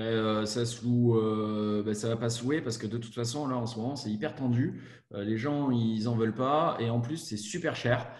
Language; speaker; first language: French; native; French